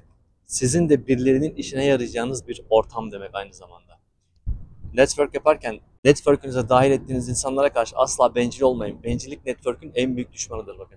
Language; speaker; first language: Turkish; native; Turkish